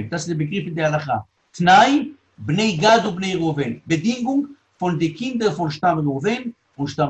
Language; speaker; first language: German; non-native, learner; Hebrew